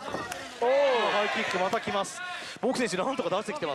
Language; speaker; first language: Japanese; native; Japanese